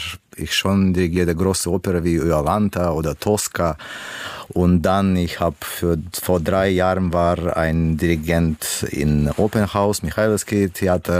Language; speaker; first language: German; non-native, learner; Russian